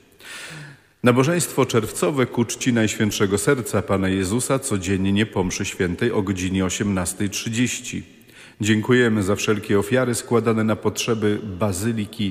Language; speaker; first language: Polish; native; Polish